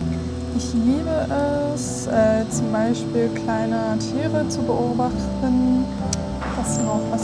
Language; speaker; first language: German; non-native, learner; English